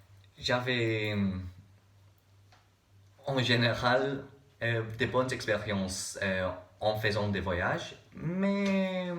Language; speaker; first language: French; non-native, learner; English